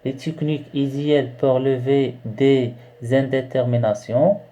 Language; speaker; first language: French; non-native, local second language; Arabic